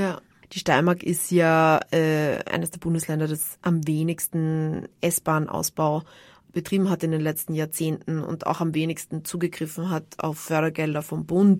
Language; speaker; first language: German; native; German